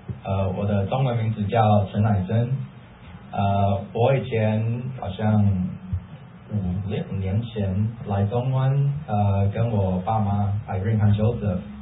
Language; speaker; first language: Chinese; early bilingual, heritage; Chinese